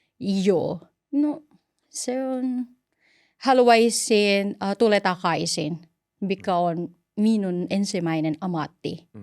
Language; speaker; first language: Finnish; non-native, learner; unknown